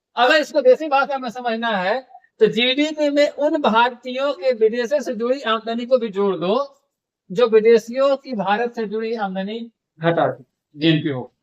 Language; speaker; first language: Hindi; native; Hindi